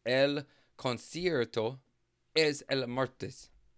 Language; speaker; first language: Spanish; non-native, learner; English